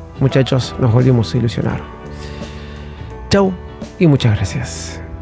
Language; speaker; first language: Spanish; native; Spanish